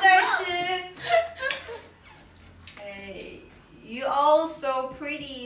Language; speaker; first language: English; non-native, learner; Thai